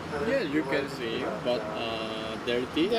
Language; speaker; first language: English; non-native, learner; Korean